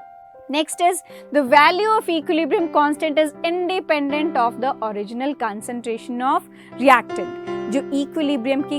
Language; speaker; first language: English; non-native, local second language; Hindi